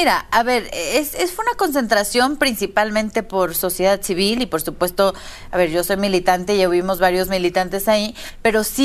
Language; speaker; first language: Spanish; native; Spanish